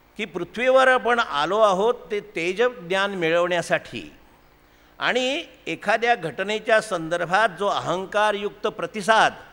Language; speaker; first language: Marathi; native; Marathi